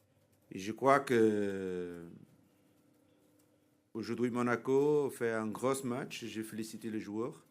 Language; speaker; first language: French; non-native, fluent; Portuguese